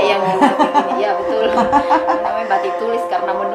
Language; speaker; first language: Indonesian; native; Indonesian